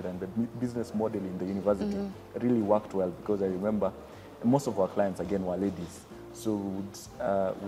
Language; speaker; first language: English; non-native, local second language; Kamba